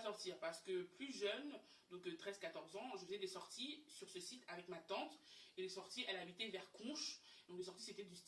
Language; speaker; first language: French; native; French